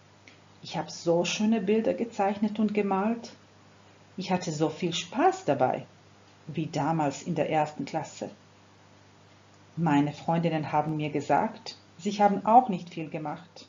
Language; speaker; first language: German; non-native, fluent; Croatian